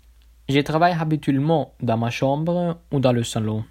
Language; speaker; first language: French; non-native, learner; German